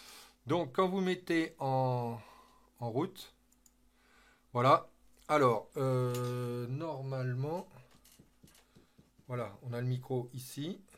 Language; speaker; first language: French; native; French